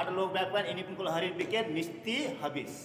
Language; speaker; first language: Indonesian; non-native, learner; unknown